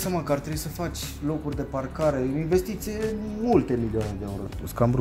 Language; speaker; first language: Romanian; native; Romanian